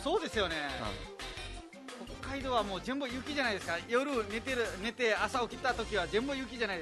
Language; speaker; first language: Japanese; non-native, fluent; Nepali